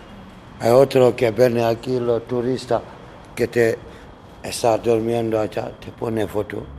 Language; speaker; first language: Spanish; non-native, learner; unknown